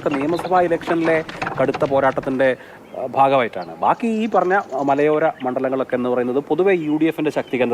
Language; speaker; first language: Malayalam; native; Malayalam